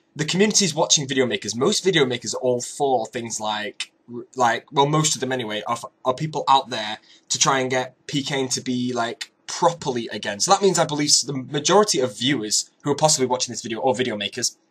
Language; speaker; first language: English; native; English